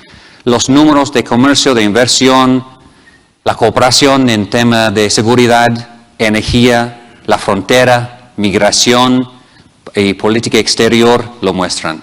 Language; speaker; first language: Spanish; non-native, fluent; English